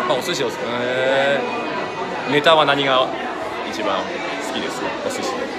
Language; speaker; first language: Japanese; native; Japanese